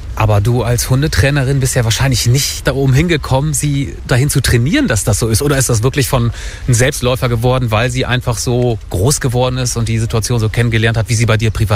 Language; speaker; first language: German; native; German